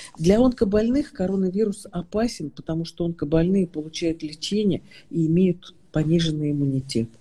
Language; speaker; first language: Russian; native; Russian